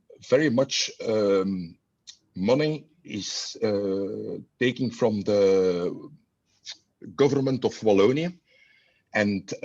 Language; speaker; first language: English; non-native, learner; Dutch